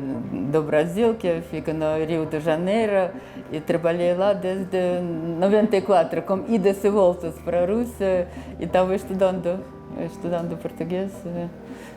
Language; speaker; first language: Portuguese; non-native, fluent; Russian